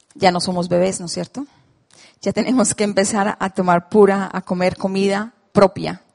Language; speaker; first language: Spanish; native; Spanish